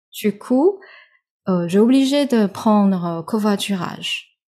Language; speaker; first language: French; non-native, fluent; Chinese